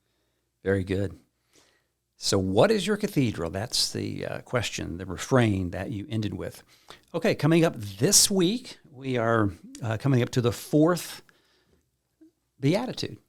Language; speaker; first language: English; native; English